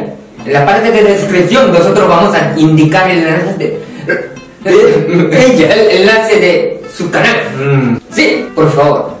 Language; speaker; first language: Spanish; non-native, fluent; Korean